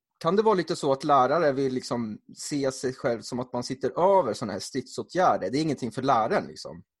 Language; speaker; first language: Swedish; native; Swedish